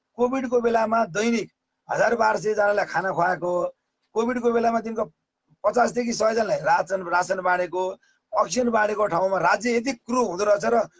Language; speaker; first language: Nepali; native; Nepali